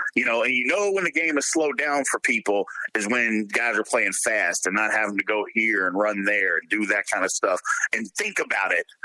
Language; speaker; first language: English; native; English